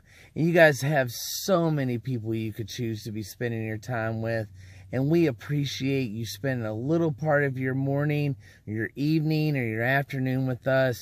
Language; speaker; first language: English; native; English